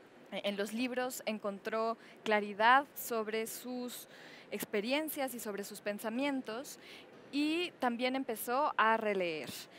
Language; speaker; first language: Spanish; native; Spanish